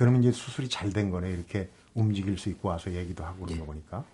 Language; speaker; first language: Korean; native; Korean